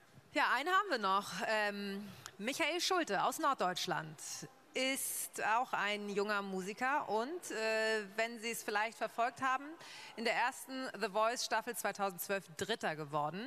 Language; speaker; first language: German; native; German